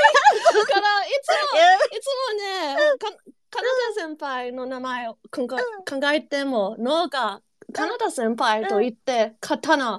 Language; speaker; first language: Japanese; non-native, learner; English